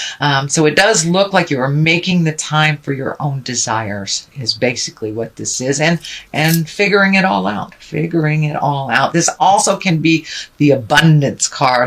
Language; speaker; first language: English; native; English